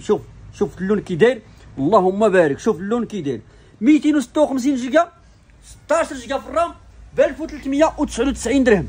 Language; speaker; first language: Arabic; native; Arabic